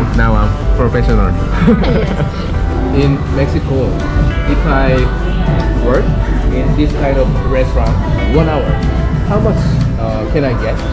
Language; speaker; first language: English; non-native, learner; Korean